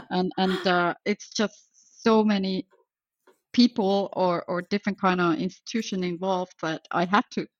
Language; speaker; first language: English; non-native, fluent; Finnish